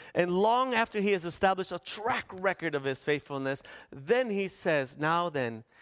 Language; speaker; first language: English; early bilingual, other home language; Spanish